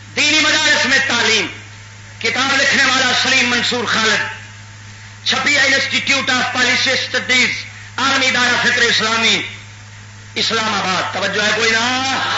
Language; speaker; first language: Urdu; non-native, local second language; Punjabi